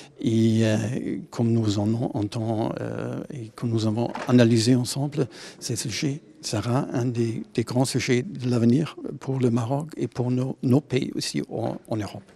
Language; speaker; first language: French; non-native, fluent; German